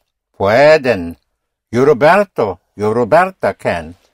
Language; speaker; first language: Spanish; non-native, fluent; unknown